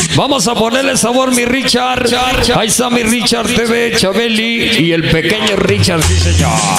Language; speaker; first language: Spanish; native; Spanish